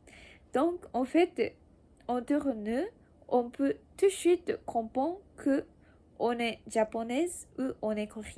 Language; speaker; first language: French; non-native, learner; Japanese